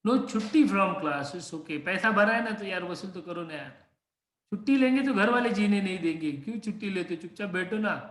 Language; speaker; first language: Hindi; non-native, local second language; Marathi